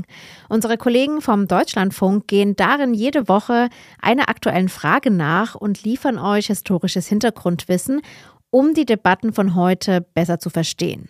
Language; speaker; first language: German; native; German